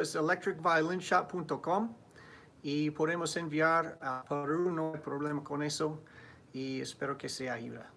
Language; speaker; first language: Spanish; non-native, learner; English